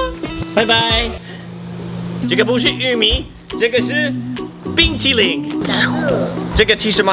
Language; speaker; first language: Chinese; non-native, fluent; English